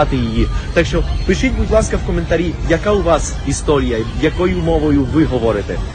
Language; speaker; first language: Ukrainian; non-native, fluent; Spanish